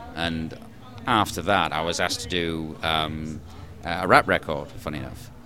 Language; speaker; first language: English; native; English